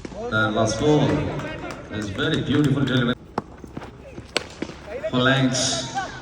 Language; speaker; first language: English; non-native, local second language; Malayalam